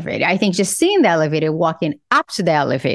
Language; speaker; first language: English; non-native, fluent; Portuguese